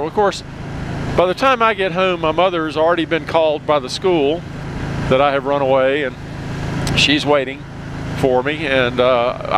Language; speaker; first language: English; native; English